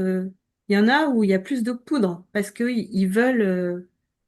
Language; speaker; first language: French; native; French